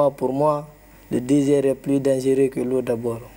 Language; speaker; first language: Spanish; non-native, learner; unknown